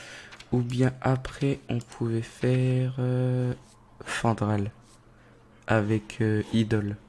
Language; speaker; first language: French; native; French